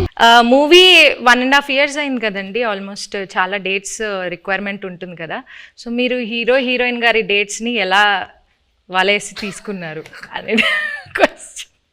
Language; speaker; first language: Telugu; native; Telugu